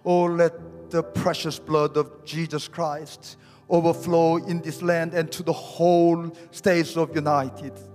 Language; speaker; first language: English; non-native, fluent; Korean